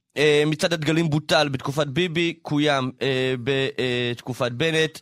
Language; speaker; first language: Hebrew; native; Hebrew